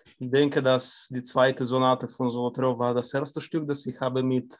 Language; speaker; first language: German; non-native, fluent; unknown